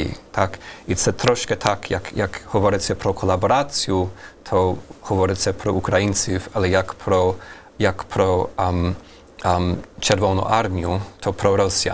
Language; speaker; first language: Ukrainian; non-native, fluent; German